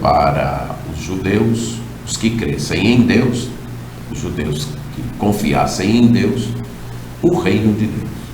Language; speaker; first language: Portuguese; native; Portuguese